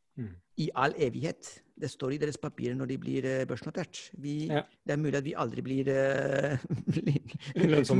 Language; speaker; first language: Norwegian; non-native, fluent; Spanish